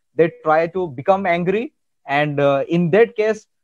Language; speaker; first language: English; non-native, local second language; Odia